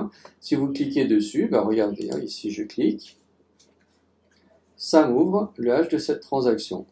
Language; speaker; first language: French; native; French